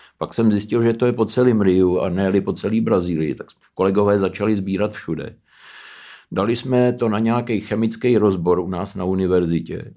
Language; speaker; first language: Czech; early bilingual, heritage; Czech